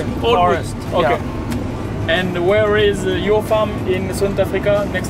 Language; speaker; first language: English; non-native, learner; French